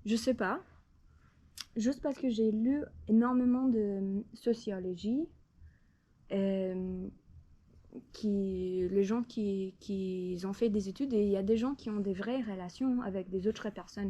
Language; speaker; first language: French; non-native, fluent; English